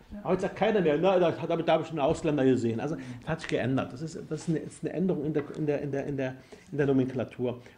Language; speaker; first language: German; early bilingual, other home language; Arabic